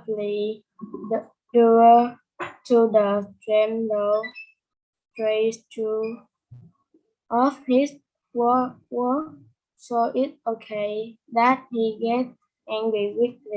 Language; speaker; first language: English; non-native, learner; Vietnamese